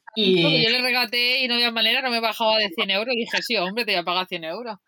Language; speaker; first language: Spanish; native; Spanish